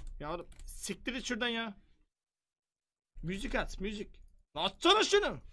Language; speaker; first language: Turkish; native; Turkish